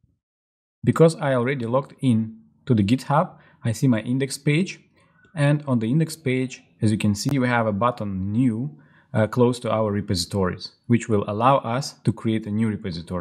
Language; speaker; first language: English; non-native, fluent; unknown